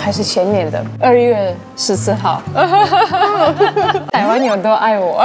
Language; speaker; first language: Chinese; non-native, fluent; Russian